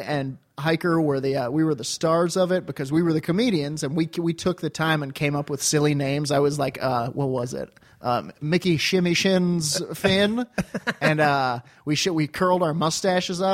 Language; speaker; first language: English; native; English